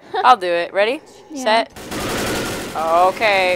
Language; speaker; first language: English; native; English